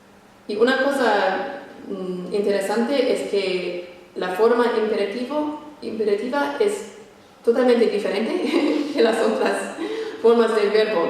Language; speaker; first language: Spanish; non-native, fluent; English